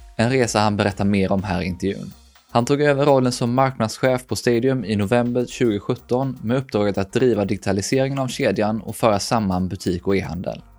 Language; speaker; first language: Swedish; native; Swedish